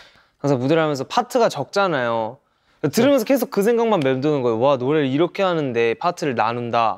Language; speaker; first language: Korean; native; Korean